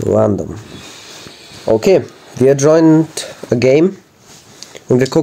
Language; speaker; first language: German; native; German